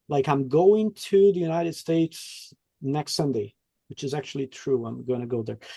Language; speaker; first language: English; non-native, fluent; Portuguese